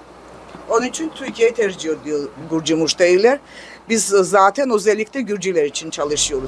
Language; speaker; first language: Turkish; non-native, learner; Georgian